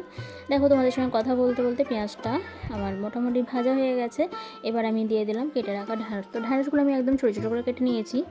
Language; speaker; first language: Bangla; native; Bangla